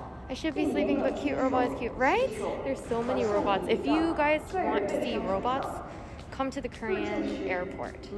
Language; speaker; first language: English; early bilingual, other home language; Korean